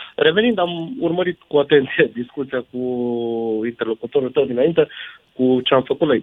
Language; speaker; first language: Romanian; native; Romanian